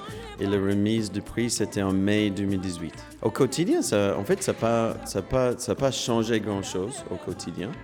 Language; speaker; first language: French; non-native, fluent; English